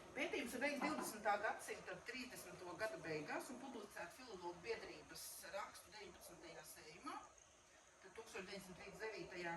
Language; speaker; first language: Latvian; native; Latvian